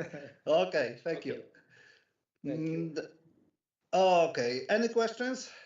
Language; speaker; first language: English; non-native, learner; Polish